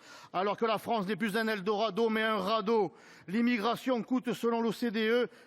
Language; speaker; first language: French; native; French